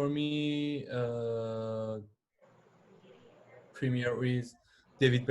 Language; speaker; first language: English; non-native, learner; Persian